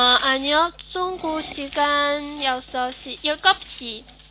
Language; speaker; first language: Korean; non-native, learner; Chinese